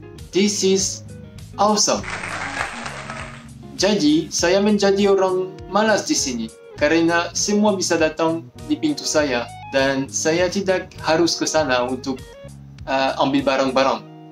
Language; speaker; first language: Indonesian; non-native, learner; French